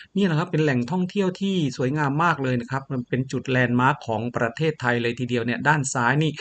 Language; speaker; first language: Thai; native; Thai